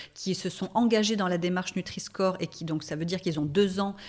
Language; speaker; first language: French; native; French